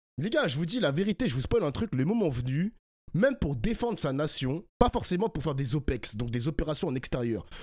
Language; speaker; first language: French; early bilingual, other home language; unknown